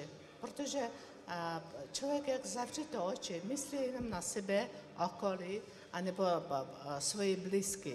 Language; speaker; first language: Czech; non-native, learner; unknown